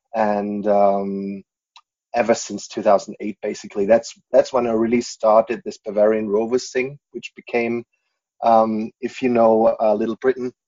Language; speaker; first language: English; non-native, fluent; German